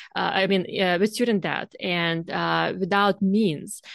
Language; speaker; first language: English; non-native, fluent; Russian